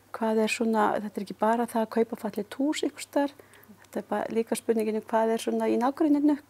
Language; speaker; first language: Icelandic; native; Icelandic